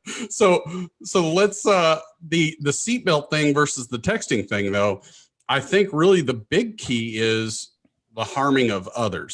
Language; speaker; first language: English; native; English